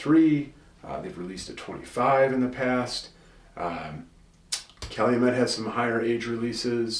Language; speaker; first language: English; native; English